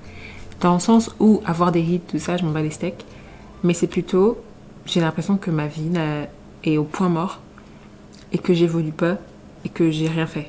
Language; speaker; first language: French; native; French